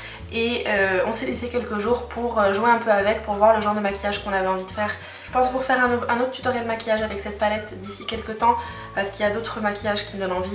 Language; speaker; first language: French; native; French